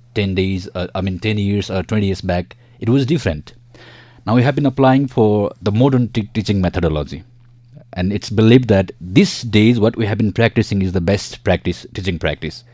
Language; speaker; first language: English; non-native, local second language; Nepali